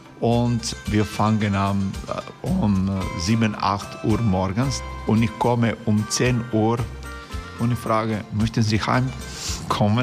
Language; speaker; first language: German; non-native, learner; Croatian